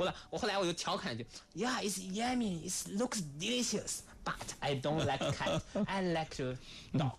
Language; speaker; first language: English; non-native, learner; Chinese